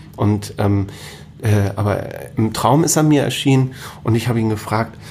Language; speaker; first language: German; native; German